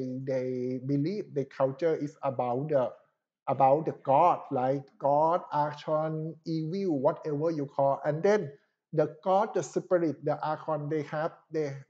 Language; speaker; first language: English; non-native, fluent; Thai